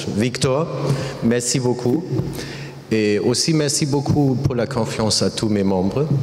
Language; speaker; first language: French; non-native, learner; German